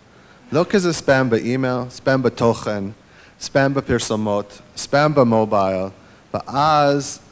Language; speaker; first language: Hebrew; non-native, fluent; English